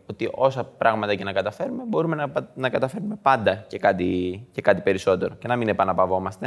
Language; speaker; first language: Greek; native; Greek